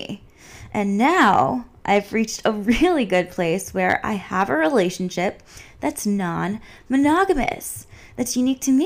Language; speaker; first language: English; native; English